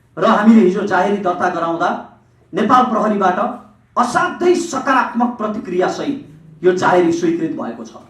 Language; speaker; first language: Nepali; native; Nepali